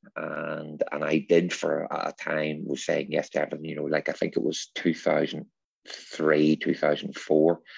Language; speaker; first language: English; native; English